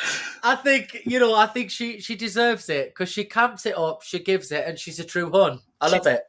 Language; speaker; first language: English; native; English